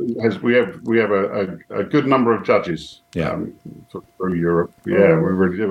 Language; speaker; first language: English; native; English